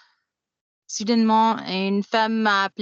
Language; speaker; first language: French; non-native, learner; English